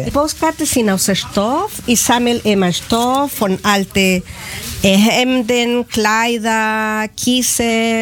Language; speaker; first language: German; non-native, fluent; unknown